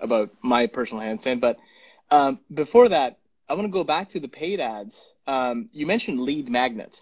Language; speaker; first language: English; non-native, local second language; Punjabi